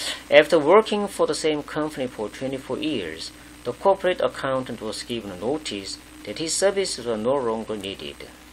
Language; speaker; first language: English; non-native, fluent; Korean